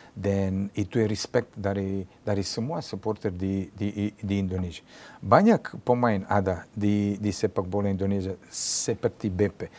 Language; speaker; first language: Indonesian; non-native, learner; Serbian